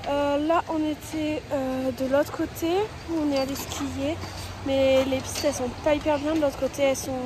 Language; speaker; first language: French; native; French